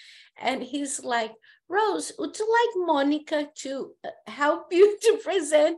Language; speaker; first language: English; non-native, fluent; Portuguese